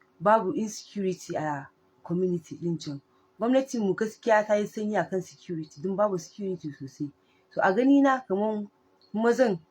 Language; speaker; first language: Hausa; non-native, local second language; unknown